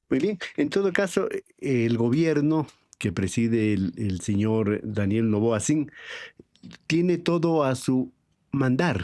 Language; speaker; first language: Spanish; native; Spanish